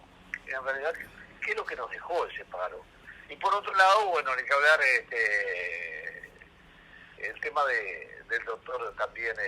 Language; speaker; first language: Spanish; native; Spanish